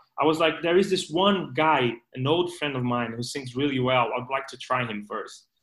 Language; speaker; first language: English; non-native, fluent; Portuguese